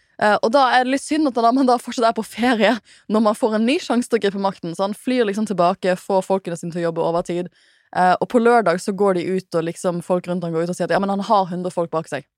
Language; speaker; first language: Norwegian; native; Norwegian